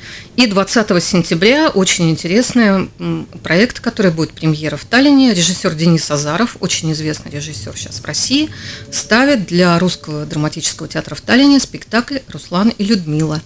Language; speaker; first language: Russian; native; Russian